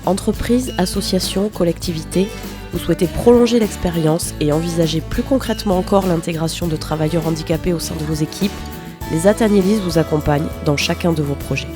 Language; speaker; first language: French; native; French